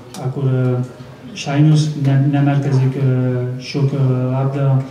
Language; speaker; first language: Hungarian; non-native, learner; Spanish